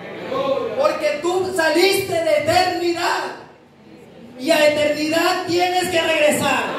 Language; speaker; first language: Spanish; native; Spanish